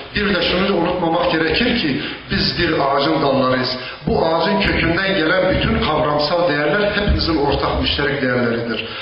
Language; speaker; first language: Turkish; non-native, local second language; Zaza